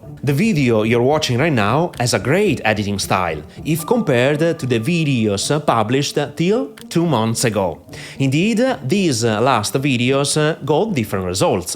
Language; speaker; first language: English; non-native, fluent; Italian